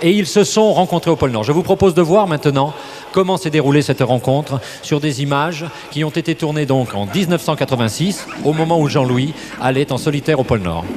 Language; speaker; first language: French; native; French